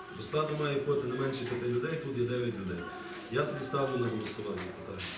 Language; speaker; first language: Ukrainian; native; Ukrainian